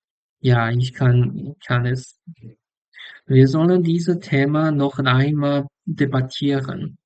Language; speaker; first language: German; non-native, learner; English